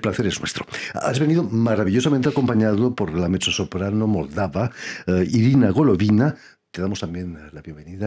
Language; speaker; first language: Spanish; native; Spanish